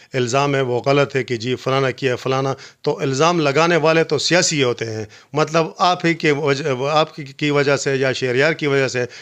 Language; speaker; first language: Urdu; non-native, local second language; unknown